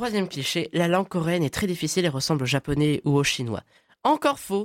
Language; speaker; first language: French; native; French